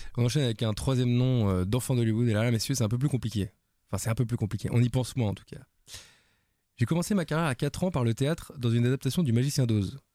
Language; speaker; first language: French; native; French